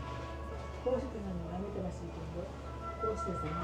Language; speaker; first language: Japanese; native; Japanese